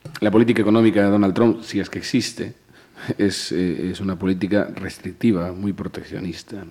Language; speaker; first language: Spanish; native; Spanish